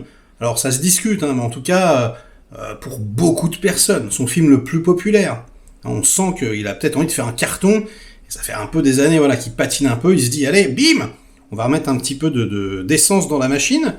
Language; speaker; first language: French; native; French